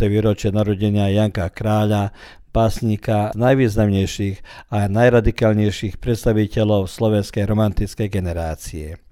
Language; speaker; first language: Slovak; early bilingual, heritage; Croatian